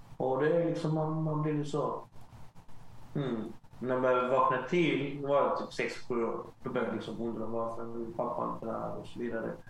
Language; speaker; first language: Swedish; early bilingual, other home language; Arabic